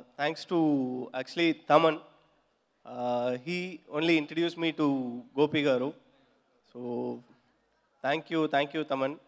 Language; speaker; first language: Telugu; non-native, learner; Tamil